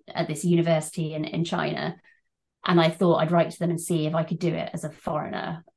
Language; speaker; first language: English; native; English